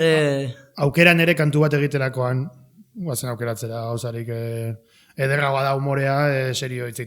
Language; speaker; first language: Basque; native; Basque